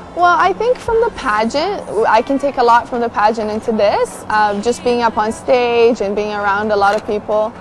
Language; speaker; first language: English; early bilingual, other home language; Portuguese